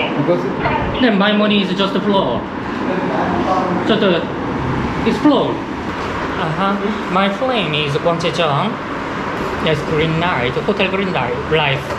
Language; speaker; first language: English; non-native, learner; Korean